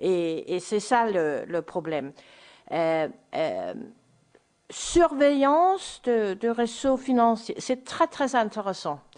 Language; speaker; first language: French; non-native, fluent; Danish